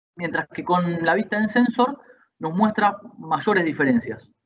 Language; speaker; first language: Spanish; native; Spanish